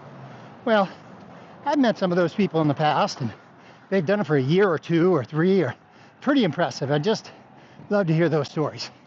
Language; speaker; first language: English; native; English